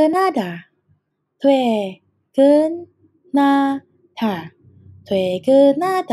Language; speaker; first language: Korean; non-native, fluent; Indonesian